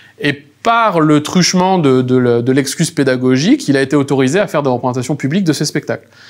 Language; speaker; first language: French; native; French